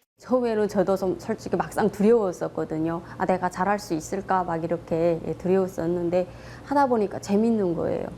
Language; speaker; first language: Korean; native; Korean